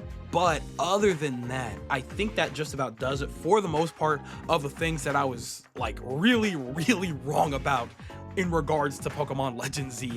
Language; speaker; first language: English; native; English